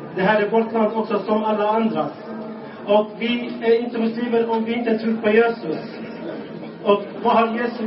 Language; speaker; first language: Swedish; non-native, local second language; Arabic